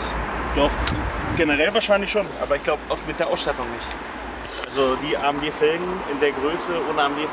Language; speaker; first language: German; native; German